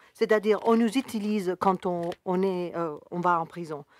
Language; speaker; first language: French; non-native, fluent; Spanish